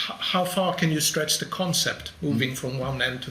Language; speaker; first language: English; non-native, fluent; Swedish